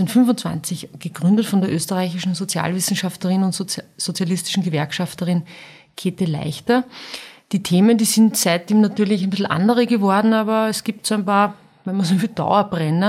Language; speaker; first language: German; native; German